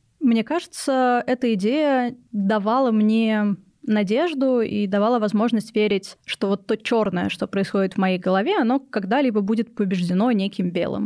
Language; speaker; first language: Russian; native; Russian